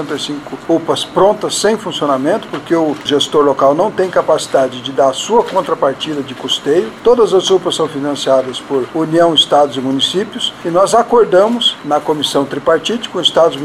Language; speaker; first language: Portuguese; native; Portuguese